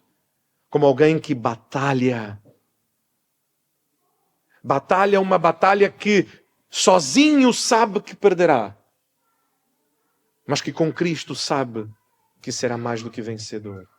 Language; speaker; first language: Portuguese; native; Portuguese